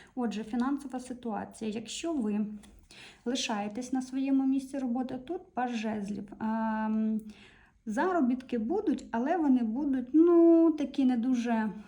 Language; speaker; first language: Ukrainian; non-native, local second language; Russian